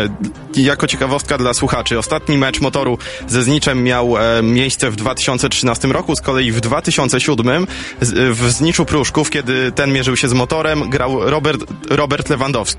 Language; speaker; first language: Polish; native; Polish